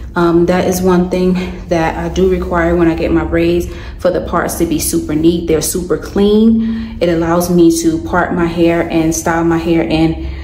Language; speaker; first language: English; native; English